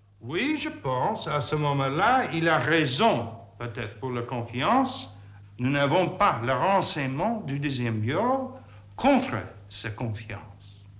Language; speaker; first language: French; non-native, fluent; English